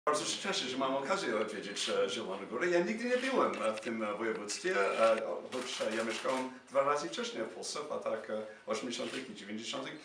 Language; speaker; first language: Polish; non-native, fluent; English